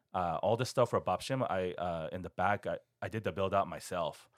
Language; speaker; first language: English; non-native, fluent; Korean